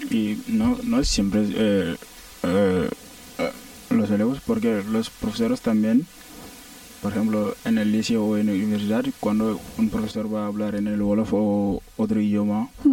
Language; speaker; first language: Spanish; non-native, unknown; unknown